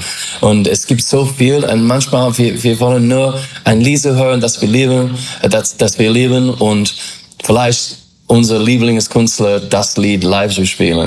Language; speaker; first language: German; non-native, fluent; English